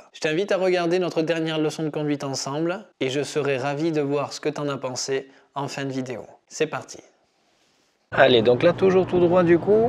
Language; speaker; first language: French; native; French